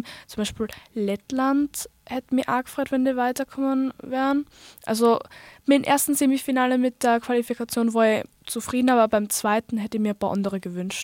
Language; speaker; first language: German; native; German